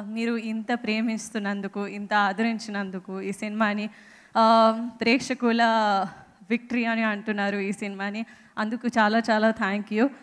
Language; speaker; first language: Telugu; non-native, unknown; Marathi